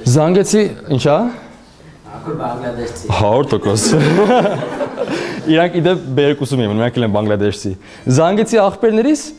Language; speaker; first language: Armenian; early bilingual, heritage; Armenian